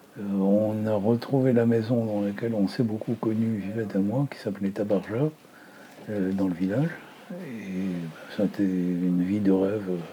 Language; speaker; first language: French; native; French